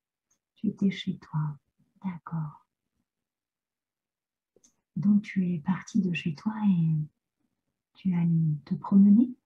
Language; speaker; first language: French; native; French